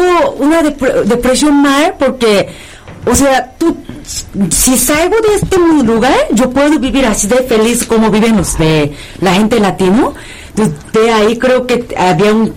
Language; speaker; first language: Spanish; non-native, fluent; Korean